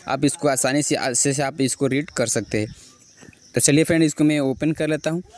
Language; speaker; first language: Hindi; native; Hindi